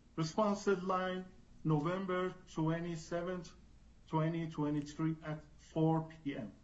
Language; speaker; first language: English; non-native, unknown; Persian